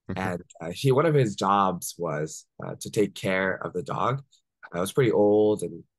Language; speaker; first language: English; native; English